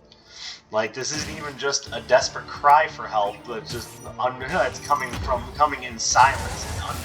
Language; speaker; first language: English; native; English